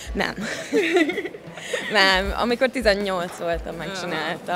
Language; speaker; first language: Hungarian; early bilingual, heritage; Hungarian